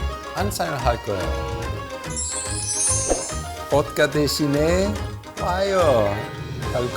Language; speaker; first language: Korean; non-native, learner; Italian